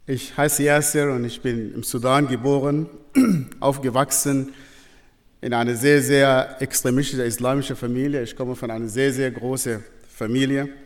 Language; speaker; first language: German; non-native, fluent; Arabic